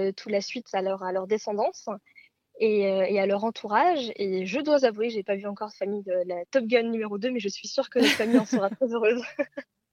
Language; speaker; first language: French; native; French